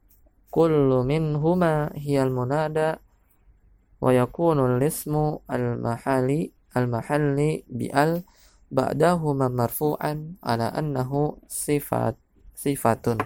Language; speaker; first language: Arabic; non-native, fluent; Indonesian